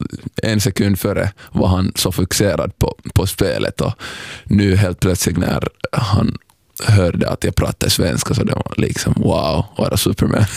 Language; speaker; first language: Swedish; non-native, local second language; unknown